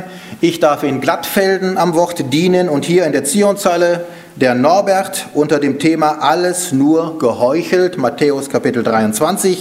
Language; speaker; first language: German; native; German